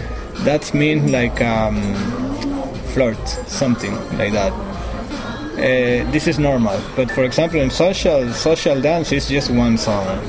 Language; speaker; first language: English; non-native, learner; Spanish